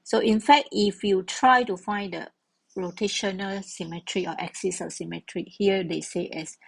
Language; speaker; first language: English; non-native, local second language; Malay